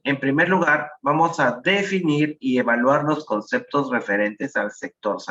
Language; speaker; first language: Spanish; native; Spanish